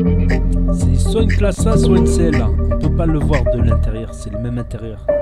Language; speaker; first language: French; native; French